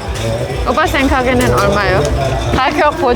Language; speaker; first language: Korean; non-native, learner; Thai